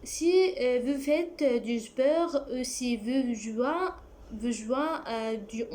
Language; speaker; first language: French; non-native, learner; Arabic